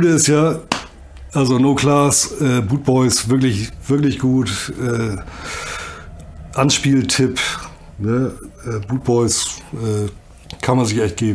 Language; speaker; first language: German; native; German